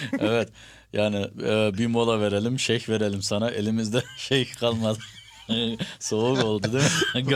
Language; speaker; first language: Turkish; early bilingual, heritage; Turkish